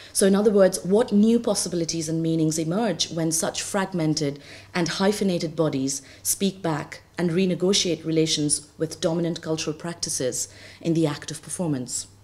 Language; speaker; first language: English; non-native, local second language; Bangla